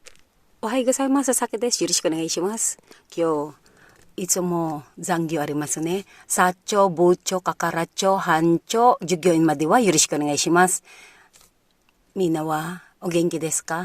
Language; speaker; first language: Japanese; non-native, learner; Filipino